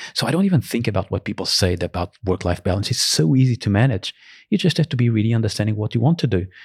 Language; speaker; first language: English; early bilingual, other home language; Portuguese